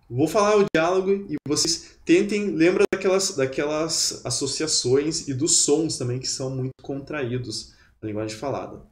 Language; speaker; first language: Portuguese; native; Portuguese